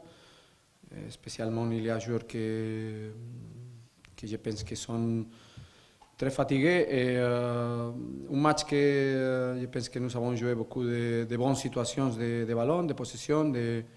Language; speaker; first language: French; non-native, learner; Spanish